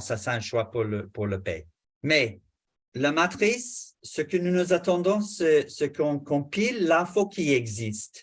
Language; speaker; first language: French; non-native, fluent; English